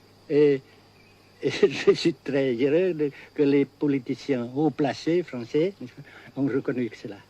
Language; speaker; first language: French; non-native, fluent; Vietnamese